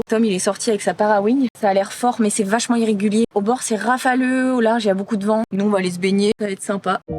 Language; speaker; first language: French; native; French